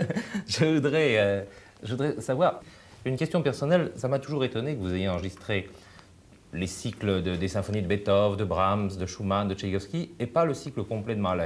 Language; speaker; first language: French; native; French